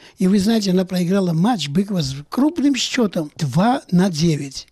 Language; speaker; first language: Russian; non-native, local second language; Georgian